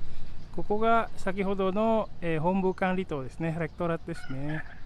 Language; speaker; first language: Japanese; non-native, fluent; Indonesian